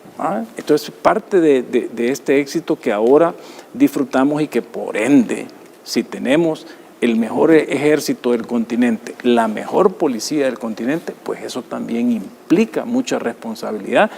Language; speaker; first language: Spanish; native; Spanish